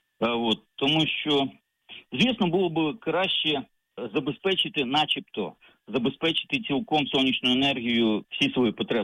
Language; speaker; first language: Ukrainian; native; Ukrainian